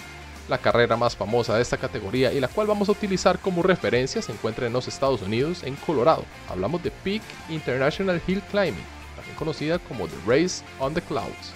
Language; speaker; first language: Spanish; native; Spanish